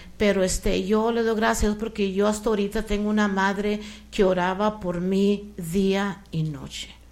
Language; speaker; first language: Spanish; early bilingual, heritage; Spanish